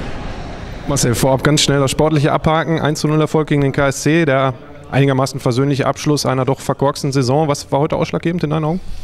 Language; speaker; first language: German; native; German